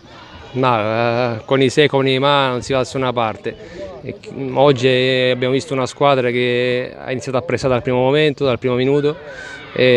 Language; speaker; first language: Italian; native; Italian